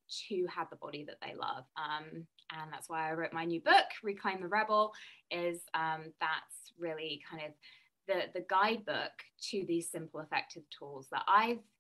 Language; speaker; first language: English; native; English